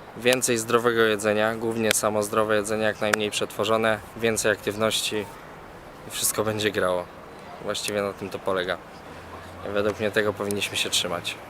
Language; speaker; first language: Polish; native; Polish